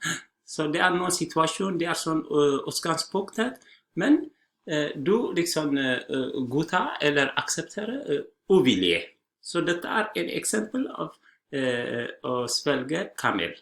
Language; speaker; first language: Norwegian; non-native, learner; Tigrinya